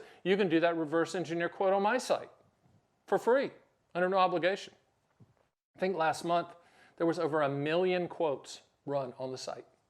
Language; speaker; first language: English; native; English